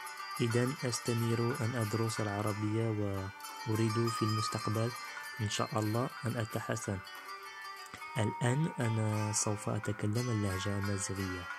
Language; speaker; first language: Arabic; non-native, learner; Tachelhit